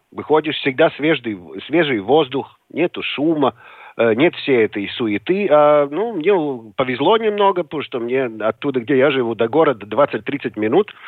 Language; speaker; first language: Russian; non-native, local second language; Latvian